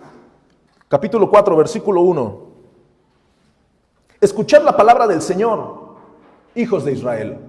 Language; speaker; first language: Spanish; native; Spanish